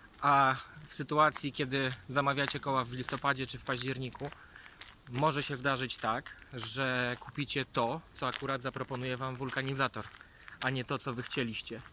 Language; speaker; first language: Polish; native; Polish